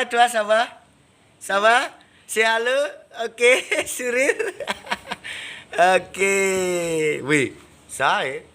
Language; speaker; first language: French; non-native, learner; Indonesian